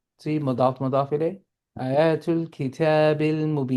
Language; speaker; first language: Arabic; non-native, fluent; English